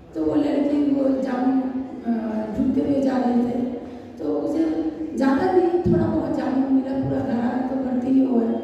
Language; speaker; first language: Hindi; non-native, local second language; Bangla